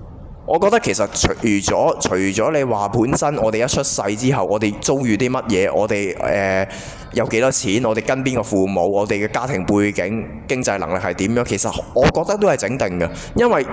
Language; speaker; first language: Cantonese; native; Cantonese